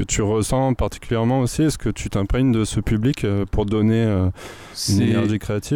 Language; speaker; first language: French; native; French